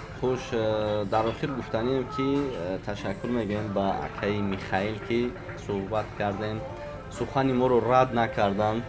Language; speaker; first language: Tajik; native; Tajik